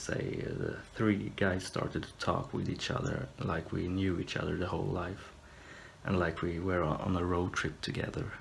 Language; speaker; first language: English; non-native, fluent; Swedish